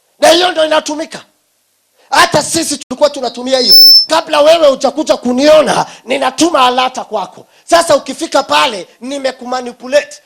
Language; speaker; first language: Swahili; non-native, local second language; Somali